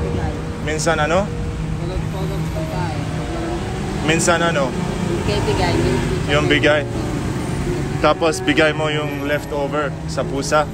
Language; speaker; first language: Filipino; non-native, learner; Arabic